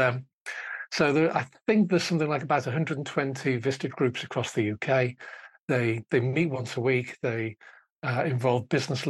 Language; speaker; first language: English; native; English